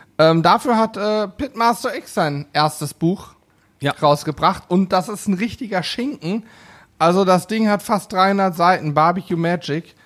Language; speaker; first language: German; native; German